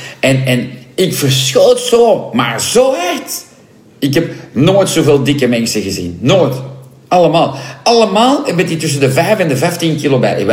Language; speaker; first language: Dutch; non-native, local second language; French